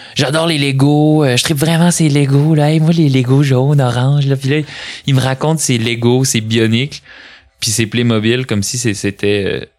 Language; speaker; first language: French; early bilingual, other home language; Arabic